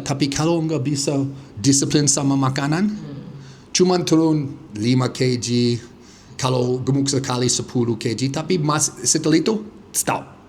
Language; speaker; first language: Indonesian; non-native, fluent; English